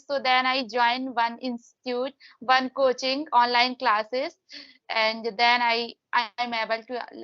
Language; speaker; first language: English; non-native, learner; Hindi